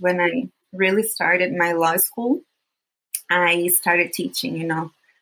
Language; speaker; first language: English; non-native, fluent; Portuguese